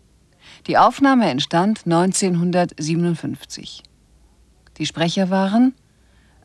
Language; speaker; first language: German; native; German